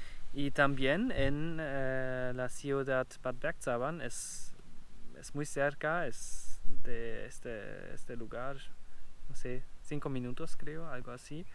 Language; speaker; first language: Spanish; non-native, learner; German